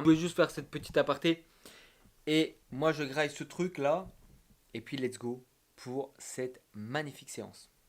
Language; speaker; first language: French; native; French